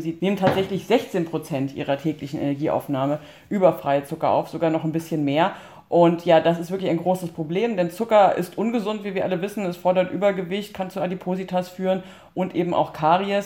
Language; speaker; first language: German; native; German